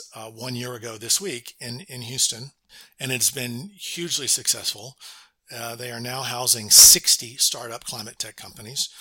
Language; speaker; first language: English; native; English